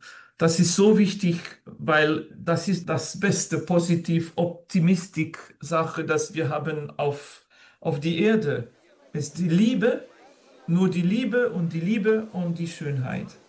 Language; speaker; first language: German; non-native, fluent; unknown